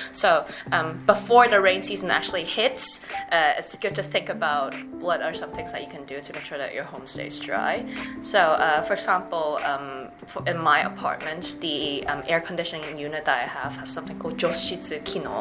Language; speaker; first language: English; native; English